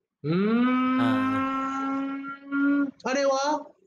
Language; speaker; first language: Malay; non-native, learner; Japanese